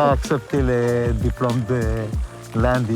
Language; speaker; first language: French; non-native, learner; Tamil